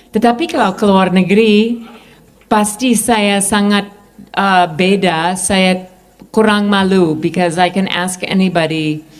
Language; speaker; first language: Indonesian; non-native, fluent; English